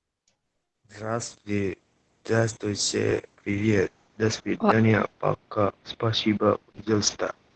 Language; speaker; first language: Russian; non-native, learner; Indonesian